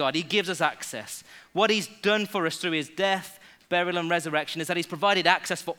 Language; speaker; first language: English; native; English